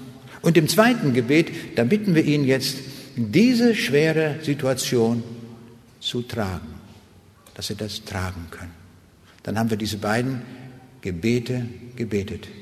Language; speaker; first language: German; native; German